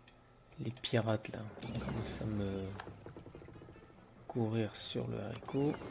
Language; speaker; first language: French; native; French